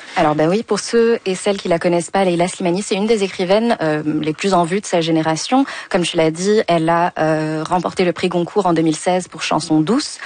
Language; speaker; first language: French; native; French